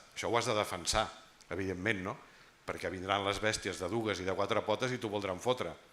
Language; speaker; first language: Catalan; native; Catalan